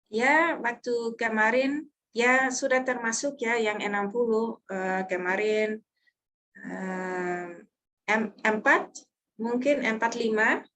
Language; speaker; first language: Indonesian; non-native, learner; Dutch